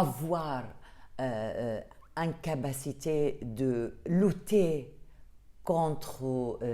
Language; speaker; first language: French; non-native, fluent; Arabic